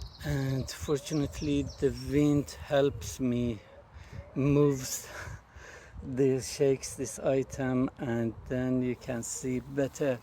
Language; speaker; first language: English; non-native, fluent; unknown